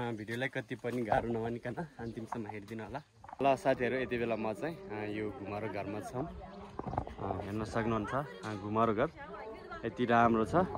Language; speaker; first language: Nepali; non-native, local second language; Gurung